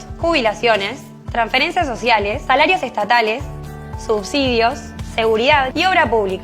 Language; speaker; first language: Spanish; native; Spanish